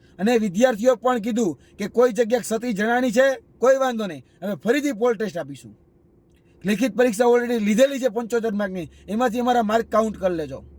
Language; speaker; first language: Gujarati; native; Gujarati